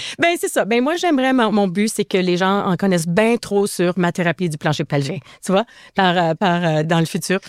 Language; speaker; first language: French; native; French